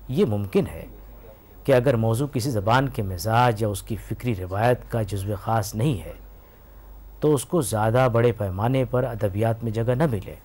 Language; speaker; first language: Urdu; native; Urdu